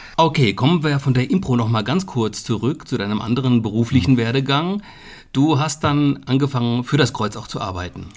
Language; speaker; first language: German; native; German